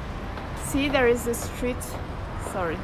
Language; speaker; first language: English; non-native, fluent; French